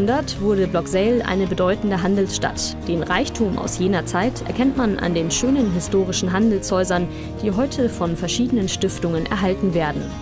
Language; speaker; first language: German; native; German